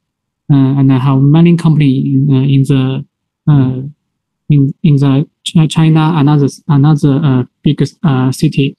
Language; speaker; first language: English; non-native, learner; Chinese